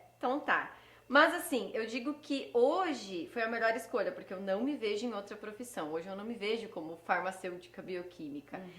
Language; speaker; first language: Portuguese; early bilingual, heritage; Portuguese